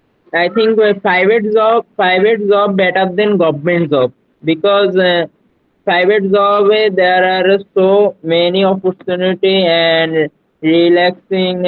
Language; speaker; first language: English; non-native, learner; Bangla